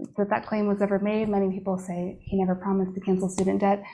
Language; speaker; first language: English; native; English